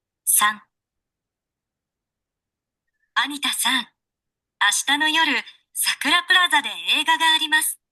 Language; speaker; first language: Japanese; non-native, learner; Sinhala